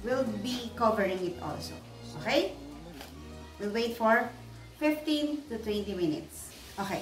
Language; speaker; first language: English; non-native, local second language; Filipino